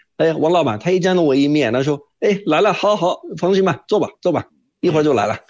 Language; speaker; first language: Chinese; non-native, fluent; Arabic